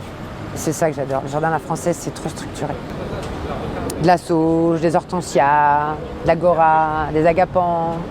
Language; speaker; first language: French; native; French